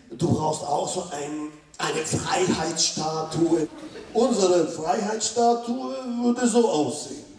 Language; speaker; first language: German; non-native, fluent; Turkish